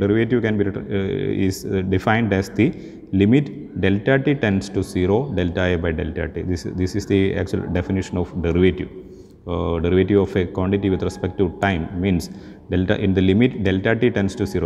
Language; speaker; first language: English; non-native, local second language; Malayalam